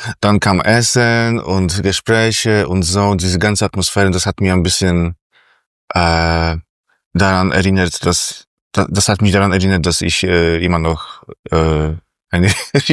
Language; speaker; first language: German; non-native, fluent; Polish